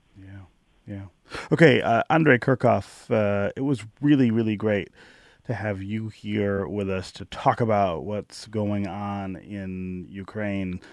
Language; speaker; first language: English; native; English